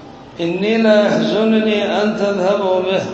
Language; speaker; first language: Arabic; native; Arabic